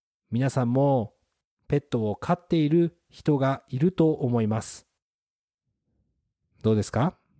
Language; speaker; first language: Japanese; native; Japanese